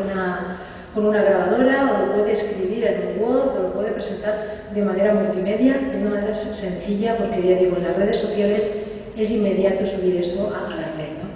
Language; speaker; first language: Spanish; native; Spanish